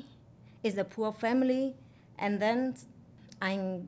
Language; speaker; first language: English; non-native, learner; Burmese